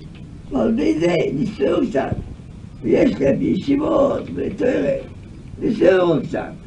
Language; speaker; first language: Hebrew; non-native, fluent; Yiddish